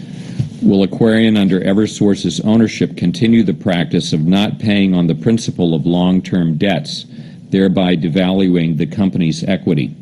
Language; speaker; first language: English; native; English